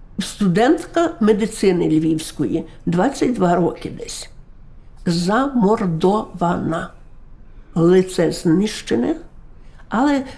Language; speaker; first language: Ukrainian; native; Ukrainian